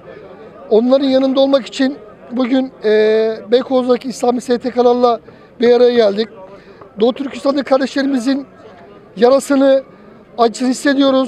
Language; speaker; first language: Turkish; native; Turkish